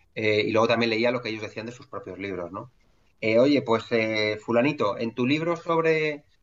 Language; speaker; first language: Spanish; native; Spanish